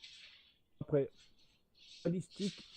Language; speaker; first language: French; native; French